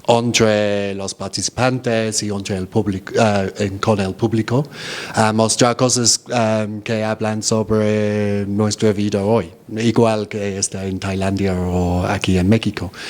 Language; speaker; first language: Spanish; non-native, fluent; English